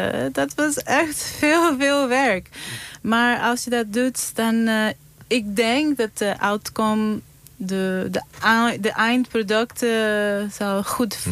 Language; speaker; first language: Dutch; non-native, learner; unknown